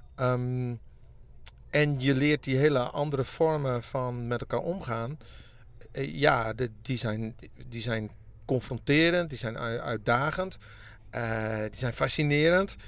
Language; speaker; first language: Dutch; non-native, local second language; Western Frisian